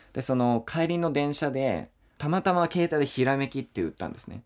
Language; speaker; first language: Japanese; non-native, fluent; English